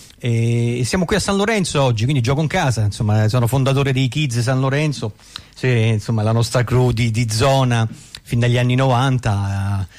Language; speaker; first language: Italian; native; Italian